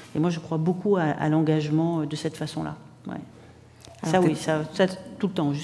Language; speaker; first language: French; native; French